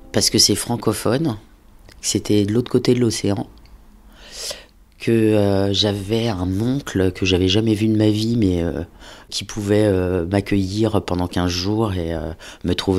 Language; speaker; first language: French; native; French